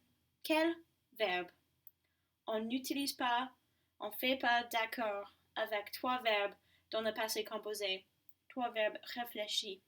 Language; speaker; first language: French; non-native, fluent; English